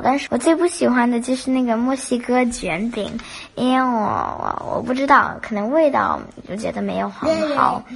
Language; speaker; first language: Chinese; early bilingual, heritage; Chinese